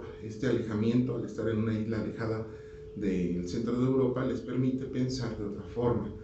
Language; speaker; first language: Spanish; native; Spanish